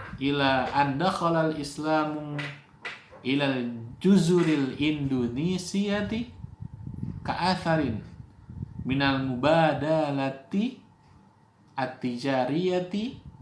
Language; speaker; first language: Arabic; non-native, fluent; Indonesian